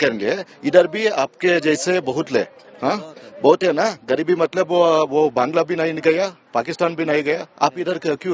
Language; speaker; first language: Hindi; non-native, local second language; Kannada